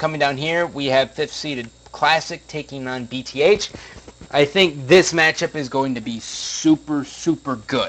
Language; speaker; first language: English; native; English